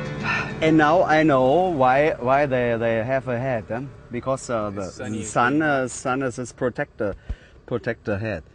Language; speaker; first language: English; non-native, learner; German